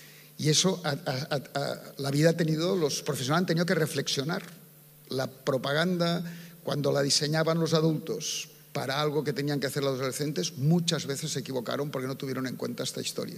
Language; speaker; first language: Spanish; native; Spanish